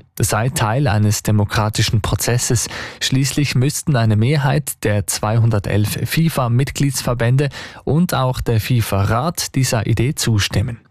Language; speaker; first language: German; native; German